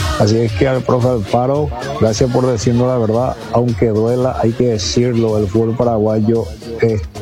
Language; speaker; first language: Spanish; native; Spanish